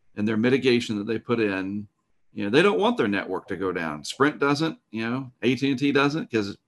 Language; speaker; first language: English; native; English